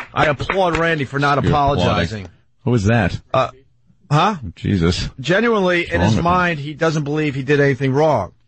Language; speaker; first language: English; native; English